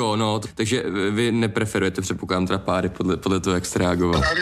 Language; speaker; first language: Czech; native; Czech